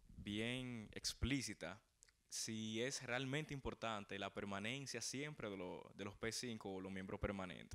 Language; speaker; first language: Spanish; native; Spanish